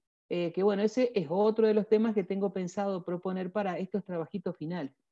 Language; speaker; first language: Spanish; native; Spanish